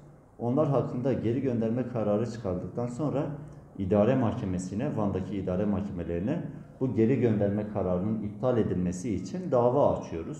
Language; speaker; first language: Turkish; native; Turkish